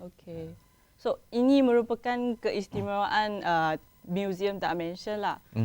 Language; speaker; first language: Malay; non-native, local second language; Chinese